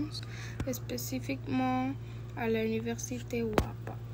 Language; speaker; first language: French; non-native, learner; Spanish